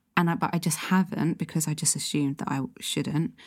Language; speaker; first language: English; native; English